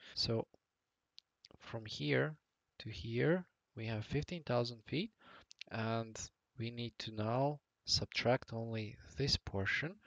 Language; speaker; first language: English; non-native, fluent; Latvian